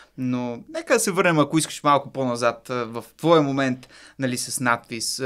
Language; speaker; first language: Bulgarian; native; Bulgarian